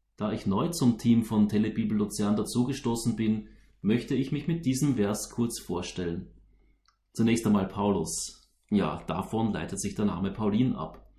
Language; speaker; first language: German; native; German